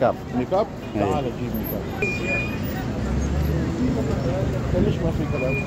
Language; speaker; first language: Arabic; non-native, learner; Bangla